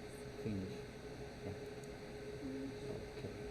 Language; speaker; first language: English; non-native, fluent; Chinese